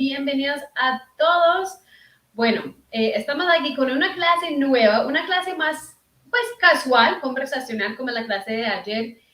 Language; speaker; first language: Spanish; early bilingual, heritage; Spanish